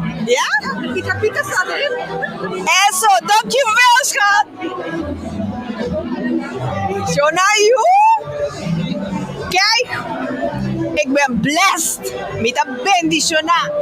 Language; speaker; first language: Dutch; non-native, local second language; Papiamento